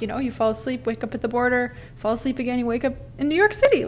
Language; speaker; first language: English; native; English